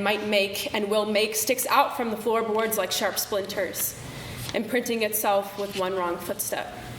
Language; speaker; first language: English; native; English